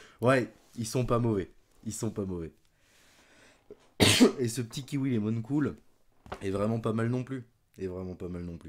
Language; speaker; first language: French; native; French